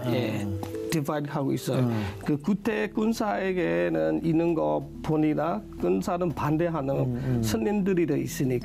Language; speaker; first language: Korean; non-native, learner; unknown